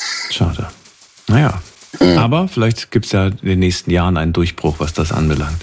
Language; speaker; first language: German; native; German